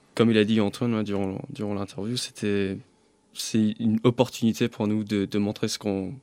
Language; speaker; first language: French; early bilingual, other home language; English